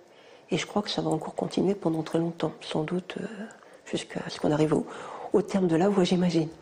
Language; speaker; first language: French; native; French